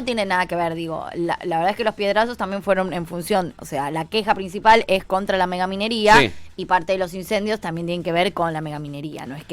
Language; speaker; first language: Spanish; native; Spanish